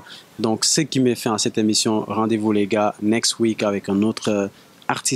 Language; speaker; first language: French; non-native, local second language; Wolof